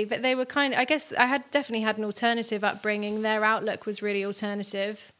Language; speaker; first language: English; native; English